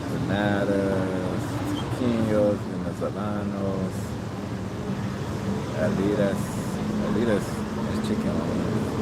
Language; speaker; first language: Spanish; non-native, learner; English